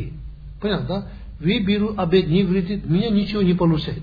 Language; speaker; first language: Russian; non-native, learner; Tibetan